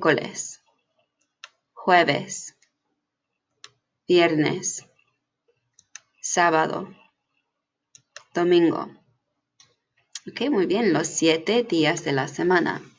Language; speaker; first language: Spanish; non-native, fluent; English